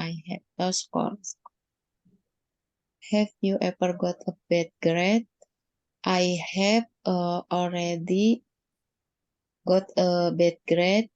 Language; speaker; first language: English; non-native, learner; Indonesian